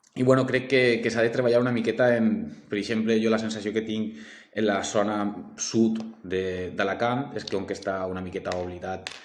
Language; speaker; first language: Catalan; non-native, local second language; Spanish